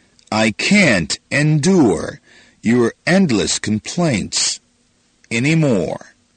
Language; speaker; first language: English; non-native, fluent; Chinese